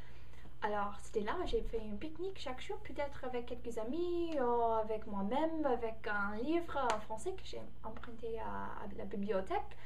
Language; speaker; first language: French; non-native, learner; English